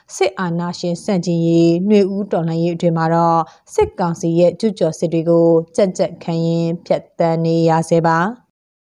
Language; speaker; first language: Burmese; native; Burmese